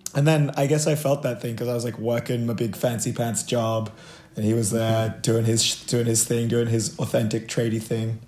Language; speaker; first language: English; native; English